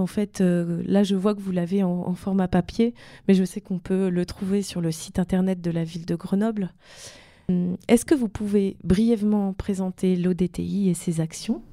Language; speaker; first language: French; native; French